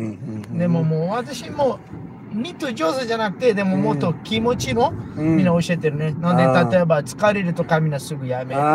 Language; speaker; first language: Japanese; non-native, learner; Portuguese